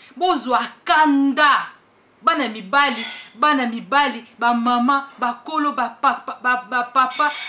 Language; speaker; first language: Lingala; native; Lingala